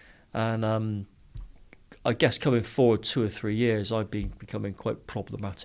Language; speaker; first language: English; native; English